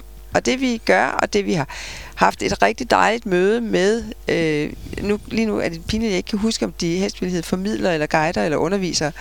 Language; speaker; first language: Danish; native; Danish